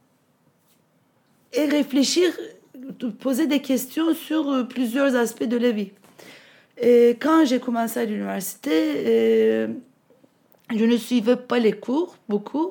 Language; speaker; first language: French; non-native, fluent; Turkish